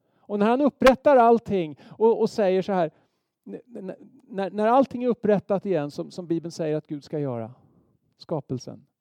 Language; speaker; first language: Swedish; native; Swedish